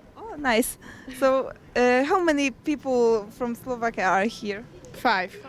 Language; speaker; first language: English; non-native, learner; Polish